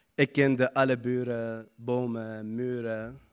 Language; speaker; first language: Dutch; non-native, learner; Arabic